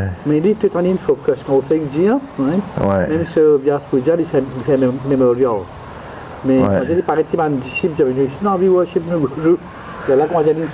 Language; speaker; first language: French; non-native, local second language; Morisyen